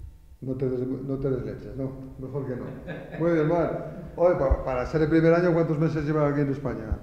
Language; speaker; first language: Spanish; native; Spanish